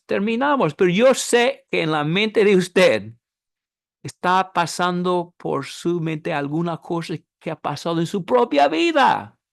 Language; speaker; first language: Spanish; non-native, fluent; English